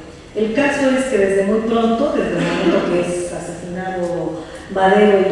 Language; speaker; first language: Spanish; native; Spanish